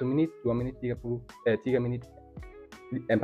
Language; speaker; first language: Indonesian; non-native, learner; German